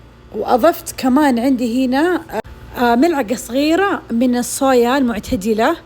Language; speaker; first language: Arabic; native; Arabic